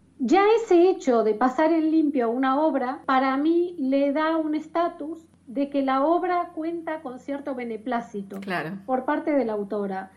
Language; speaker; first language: Spanish; native; Spanish